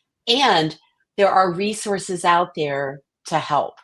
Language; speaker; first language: English; native; English